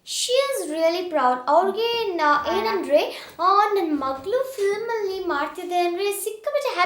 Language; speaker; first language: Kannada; early bilingual, heritage; Kannada